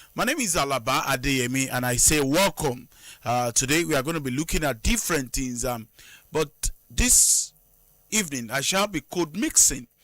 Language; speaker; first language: English; non-native, local second language; Yoruba